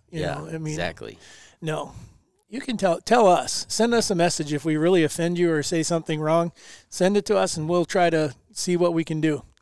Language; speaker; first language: English; native; English